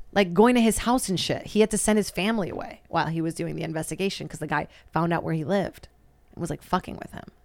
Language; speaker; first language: English; non-native, fluent; Portuguese